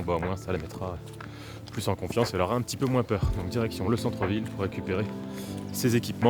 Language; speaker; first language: French; native; French